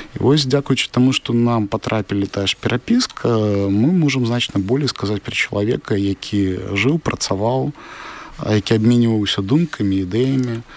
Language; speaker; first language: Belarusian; non-native, local second language; Russian